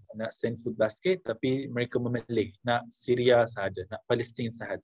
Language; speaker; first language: Malay; native; Malay